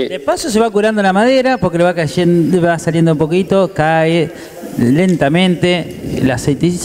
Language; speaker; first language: Spanish; native; Spanish